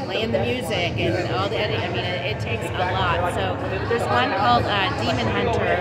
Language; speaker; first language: English; native; English